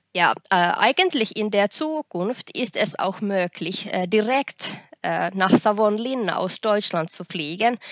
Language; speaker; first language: German; non-native, fluent; Finnish